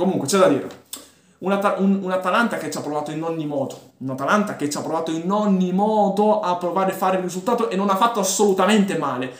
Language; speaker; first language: Italian; early bilingual, other home language; Arabic